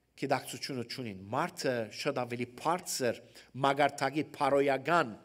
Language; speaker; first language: Armenian; early bilingual, heritage; Armenian